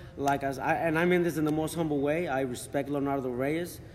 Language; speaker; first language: English; early bilingual, other home language; Spanish